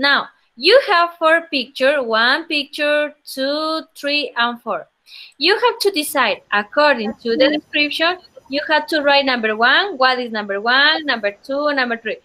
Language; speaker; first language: English; non-native, learner; Spanish